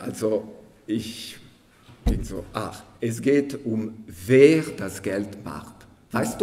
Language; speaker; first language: German; non-native, local second language; French